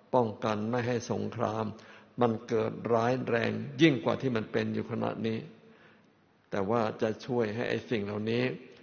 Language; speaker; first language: Thai; native; Thai